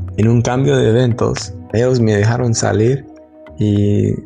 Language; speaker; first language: Spanish; non-native, fluent; English